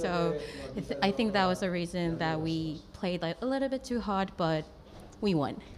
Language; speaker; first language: English; non-native, fluent; Korean